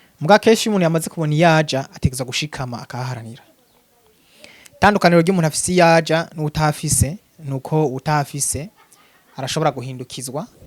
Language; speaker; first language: Rundi; native; Rundi